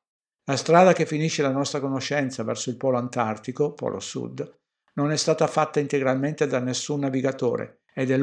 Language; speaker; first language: Italian; native; Italian